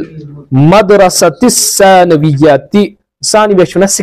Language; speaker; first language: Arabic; non-native, fluent; Kashmiri